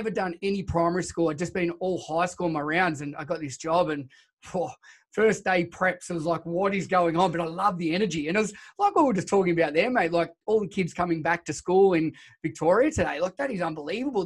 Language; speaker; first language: English; native; English